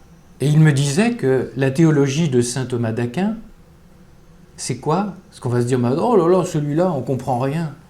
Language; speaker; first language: French; native; French